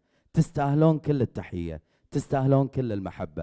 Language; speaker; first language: Arabic; native; Arabic